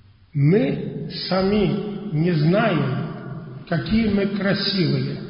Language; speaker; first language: Russian; non-native, fluent; Polish